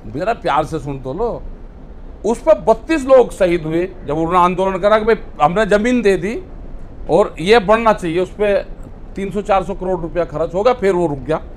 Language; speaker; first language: Hindi; native; Hindi